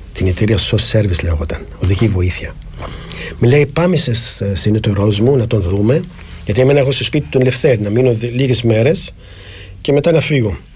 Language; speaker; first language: Greek; non-native, fluent; Arabic